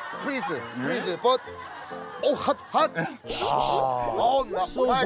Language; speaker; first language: English; non-native, learner; Korean